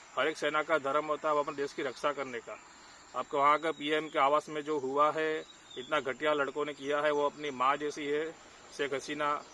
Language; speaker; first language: Hindi; non-native, local second language; Gujarati